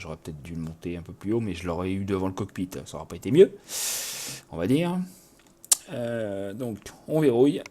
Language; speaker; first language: French; native; French